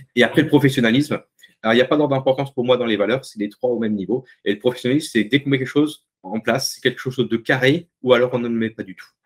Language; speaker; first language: French; native; French